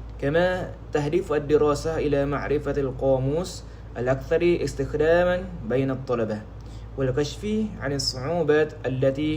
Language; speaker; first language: Arabic; non-native, learner; Malay